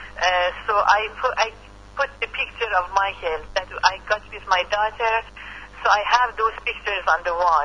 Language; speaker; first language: English; non-native, fluent; Persian